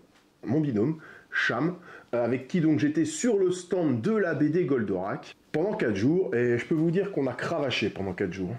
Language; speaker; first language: French; native; French